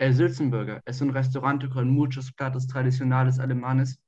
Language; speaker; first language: Spanish; non-native, learner; German